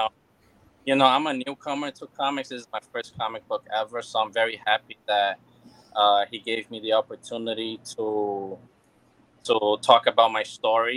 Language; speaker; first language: English; non-native, fluent; Portuguese